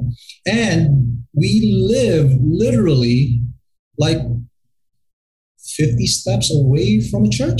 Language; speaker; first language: English; non-native, local second language; Hiligaynon